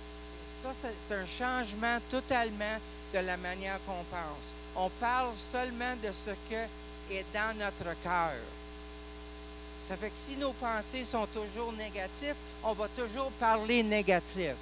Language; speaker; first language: French; non-native, local second language; English